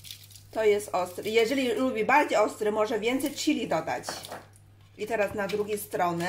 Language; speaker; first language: Polish; non-native, learner; Chinese